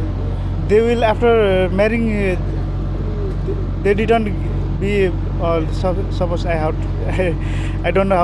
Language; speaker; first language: English; non-native, learner; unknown